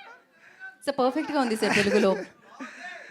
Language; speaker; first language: Telugu; native; Telugu